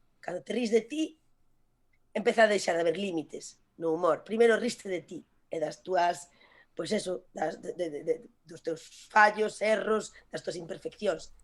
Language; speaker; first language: Galician; native; Galician